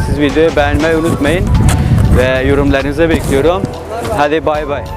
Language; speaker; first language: Turkish; non-native, learner; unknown